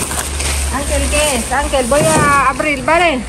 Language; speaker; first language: Spanish; non-native, learner; Filipino